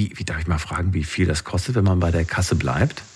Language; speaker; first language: German; native; German